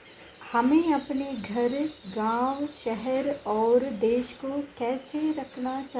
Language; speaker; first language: Hindi; non-native, fluent; Sinhala